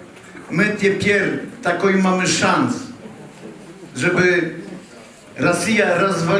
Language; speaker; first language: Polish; early bilingual, heritage; Polish